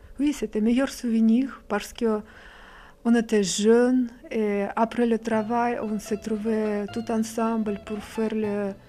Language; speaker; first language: French; non-native, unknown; Russian